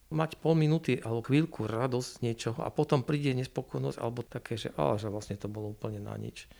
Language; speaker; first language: Slovak; native; Slovak